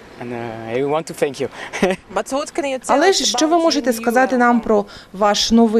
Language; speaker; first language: Ukrainian; native; Ukrainian